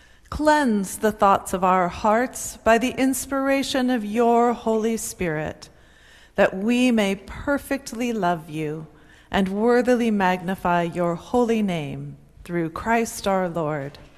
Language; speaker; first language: English; native; English